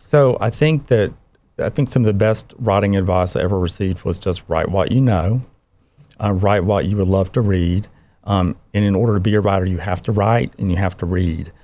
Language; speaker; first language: English; native; English